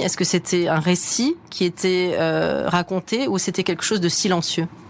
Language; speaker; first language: French; native; French